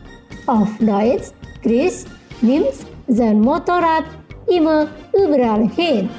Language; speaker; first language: German; non-native, fluent; Indonesian